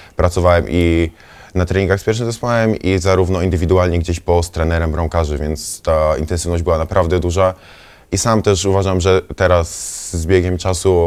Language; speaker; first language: Polish; native; Polish